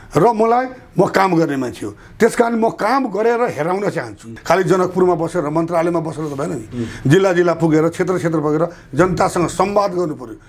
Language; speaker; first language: Nepali; non-native, local second language; Bhojpuri